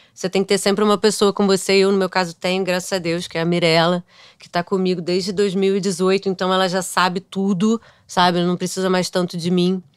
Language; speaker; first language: Portuguese; native; Portuguese